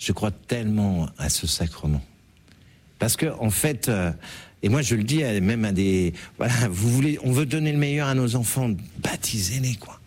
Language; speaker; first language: French; native; French